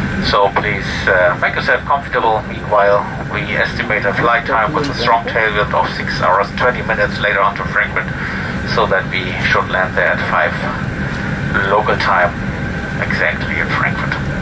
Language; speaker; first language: English; non-native, fluent; German